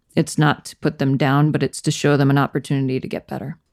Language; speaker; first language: English; native; English